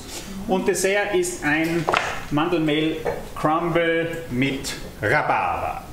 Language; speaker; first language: German; native; German